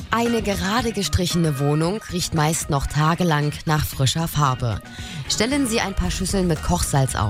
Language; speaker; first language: German; native; German